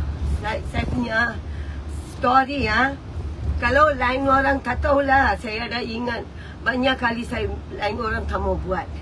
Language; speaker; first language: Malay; non-native, local second language; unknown